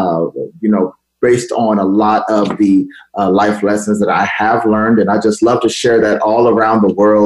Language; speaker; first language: English; native; English